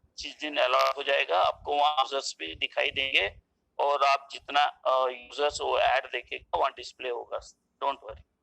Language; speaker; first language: Hindi; non-native, local second language; Kannada